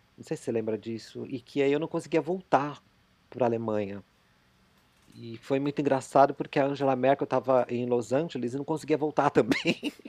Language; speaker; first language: Portuguese; native; Portuguese